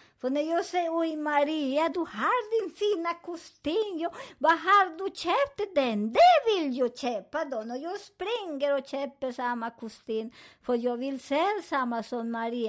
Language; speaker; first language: Swedish; non-native, fluent; Spanish